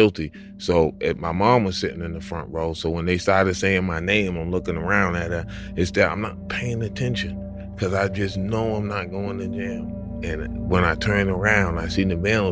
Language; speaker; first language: English; native; English